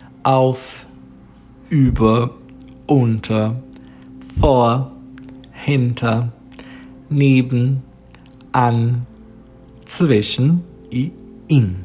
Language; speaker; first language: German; non-native, fluent; Portuguese